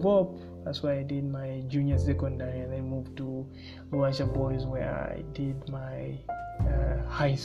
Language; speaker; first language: English; non-native, local second language; Bemba